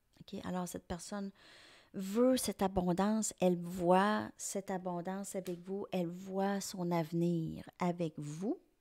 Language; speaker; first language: French; native; French